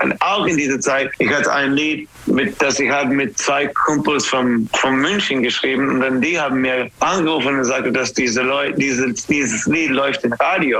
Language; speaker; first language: German; non-native, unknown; English